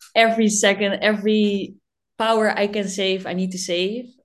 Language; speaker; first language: English; non-native, fluent; Dutch